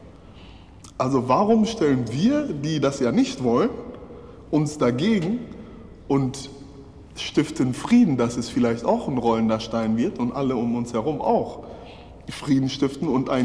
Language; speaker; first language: German; early bilingual, other home language; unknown